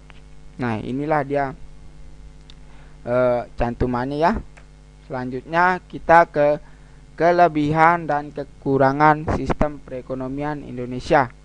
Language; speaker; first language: Indonesian; native; Indonesian